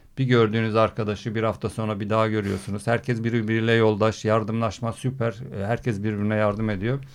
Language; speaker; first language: Turkish; early bilingual, heritage; Turkish